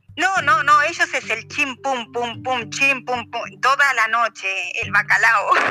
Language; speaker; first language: Spanish; native; Spanish